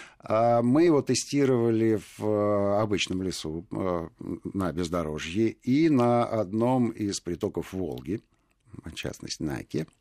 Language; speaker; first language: Russian; native; Russian